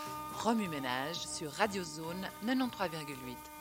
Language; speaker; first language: French; native; French